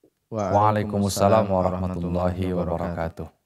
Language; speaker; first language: Indonesian; native; Indonesian